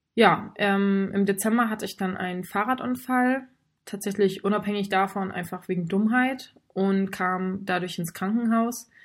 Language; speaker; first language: German; native; German